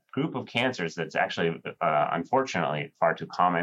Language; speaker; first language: English; native; English